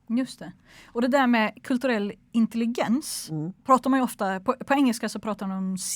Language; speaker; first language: Swedish; native; Swedish